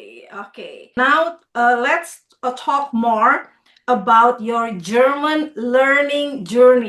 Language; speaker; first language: English; non-native, fluent; Indonesian